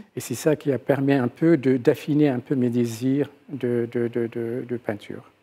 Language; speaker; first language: French; non-native, local second language; Arabic